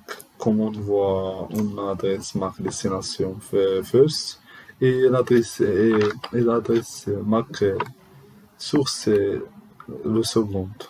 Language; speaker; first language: French; non-native, learner; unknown